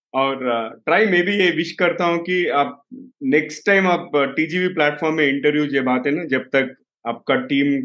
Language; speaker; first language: Hindi; non-native, local second language; Telugu